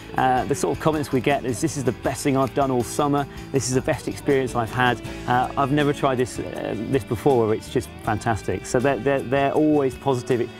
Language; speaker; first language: English; native; English